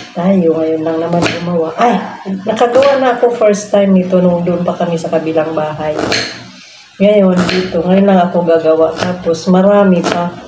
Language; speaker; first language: Filipino; non-native, local second language; Cebuano